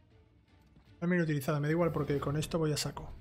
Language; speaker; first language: Spanish; native; Spanish